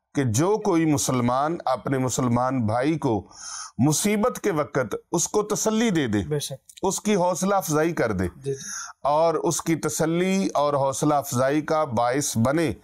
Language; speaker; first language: Urdu; non-native, local second language; Punjabi